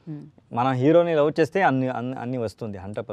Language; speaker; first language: Telugu; non-native, learner; Kannada